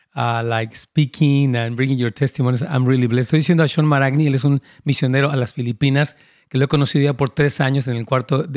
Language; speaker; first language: Spanish; native; Spanish